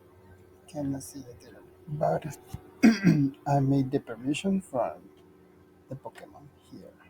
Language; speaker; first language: English; non-native, learner; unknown